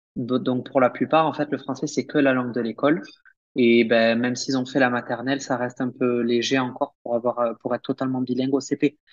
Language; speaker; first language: French; native; French